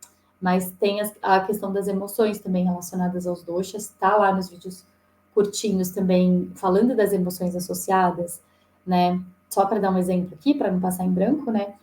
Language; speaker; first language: Portuguese; native; Portuguese